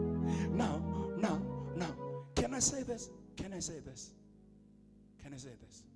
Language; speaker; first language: English; non-native, local second language; Southern Sotho